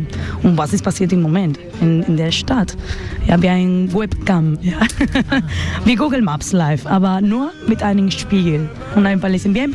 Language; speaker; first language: German; non-native, learner; Spanish